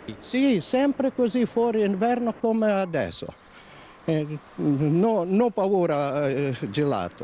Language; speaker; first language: Italian; non-native, learner; Romanian